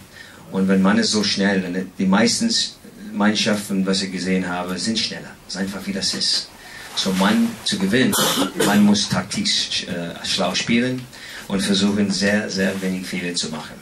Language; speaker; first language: German; non-native, fluent; English